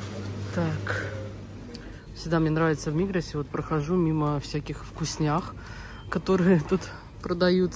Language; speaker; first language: Russian; native; Russian